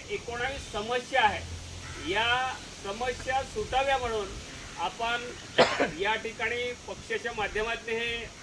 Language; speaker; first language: Marathi; non-native, local second language; Bhili